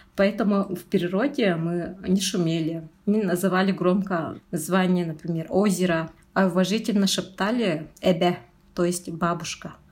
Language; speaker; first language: Russian; non-native, local second language; Yakut